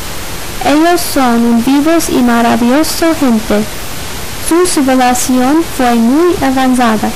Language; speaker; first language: Spanish; non-native, learner; English